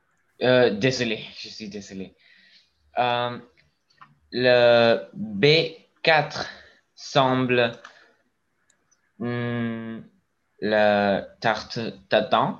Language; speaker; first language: French; non-native, learner; Spanish